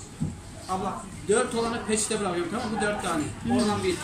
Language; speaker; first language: Turkish; native; Turkish